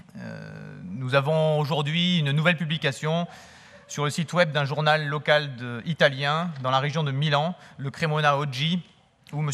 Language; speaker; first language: French; native; French